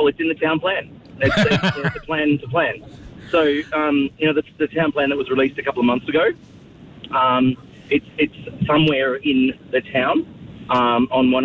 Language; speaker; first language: English; native; English